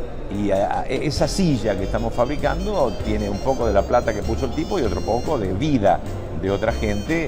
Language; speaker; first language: Spanish; native; Spanish